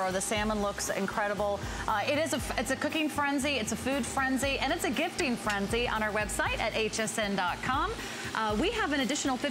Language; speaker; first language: English; native; English